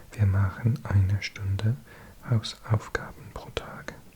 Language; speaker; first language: German; non-native, learner; English